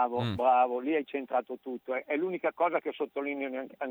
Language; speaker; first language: Italian; native; Italian